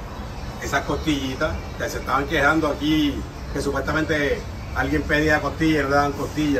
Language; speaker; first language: Spanish; native; Spanish